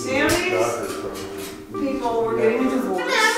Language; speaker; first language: English; native; English